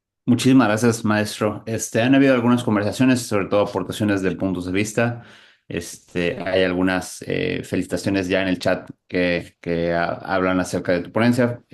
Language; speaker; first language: Spanish; native; Spanish